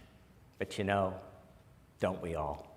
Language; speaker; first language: English; native; English